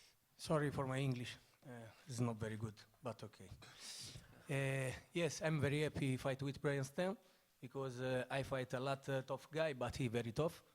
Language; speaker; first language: English; non-native, learner; Italian